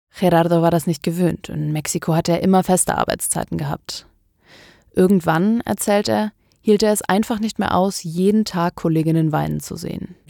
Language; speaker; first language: German; native; German